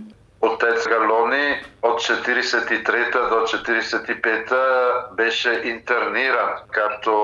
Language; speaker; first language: Bulgarian; non-native, fluent; Italian